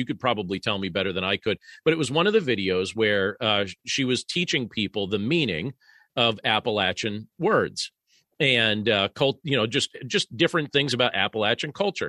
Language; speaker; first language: English; native; English